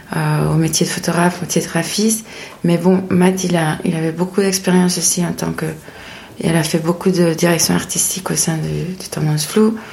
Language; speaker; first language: French; non-native, fluent; Spanish